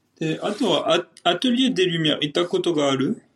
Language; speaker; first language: Japanese; non-native, fluent; French